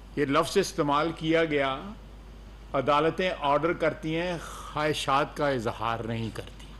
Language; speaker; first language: Urdu; non-native, local second language; Punjabi